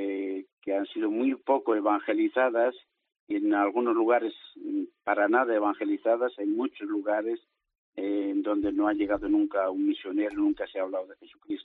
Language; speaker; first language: Spanish; native; Spanish